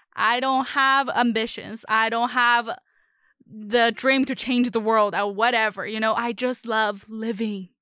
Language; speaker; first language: English; non-native, fluent; Chinese